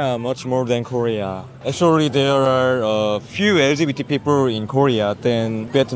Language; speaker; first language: English; non-native, learner; Korean